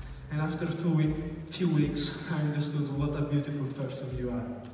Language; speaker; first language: English; non-native, fluent; Italian